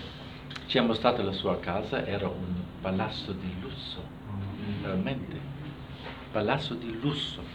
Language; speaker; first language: Italian; non-native, fluent; German